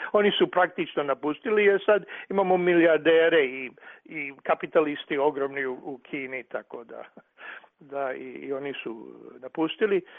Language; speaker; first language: Croatian; early bilingual, heritage; Serbian